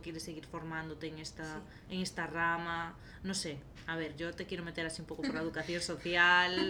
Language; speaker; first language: Spanish; native; Spanish